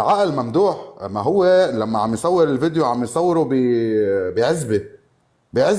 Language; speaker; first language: Arabic; native; Arabic